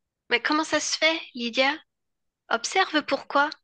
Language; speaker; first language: French; native; French